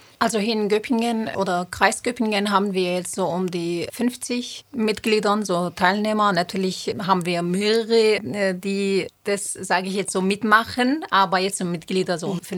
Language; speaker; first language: German; non-native, fluent; Turoyo